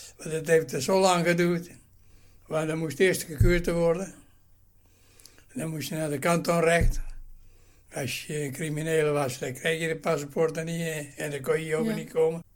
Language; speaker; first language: Dutch; non-native, learner; Italian